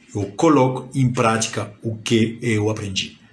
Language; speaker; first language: Portuguese; non-native, fluent; French